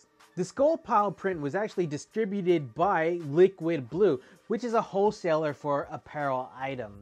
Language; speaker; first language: English; native; English